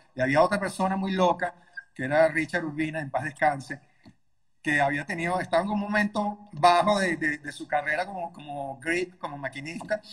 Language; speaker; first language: Spanish; native; Spanish